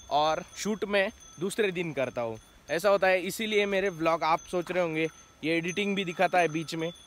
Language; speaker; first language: Hindi; non-native, local second language; Marathi